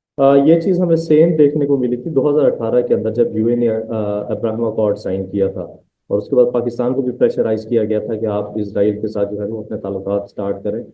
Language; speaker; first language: Urdu; non-native, local second language; Saraiki